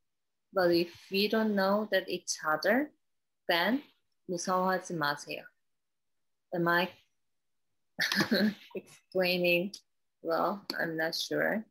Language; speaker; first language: English; non-native, learner; Korean